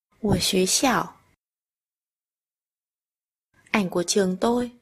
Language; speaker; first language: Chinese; non-native, fluent; Vietnamese